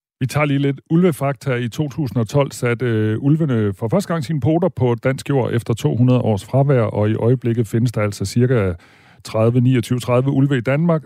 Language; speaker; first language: Danish; native; Danish